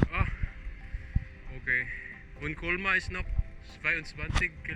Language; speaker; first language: German; non-native, learner; Filipino